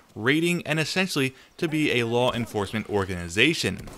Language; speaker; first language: English; native; English